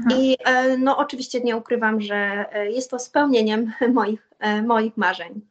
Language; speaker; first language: Polish; native; Polish